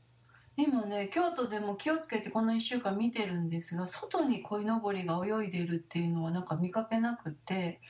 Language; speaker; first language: Japanese; native; Japanese